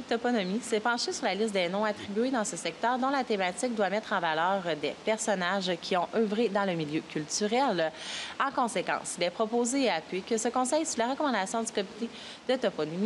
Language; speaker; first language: French; native; French